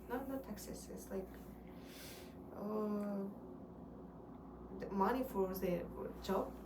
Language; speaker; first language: English; non-native, learner; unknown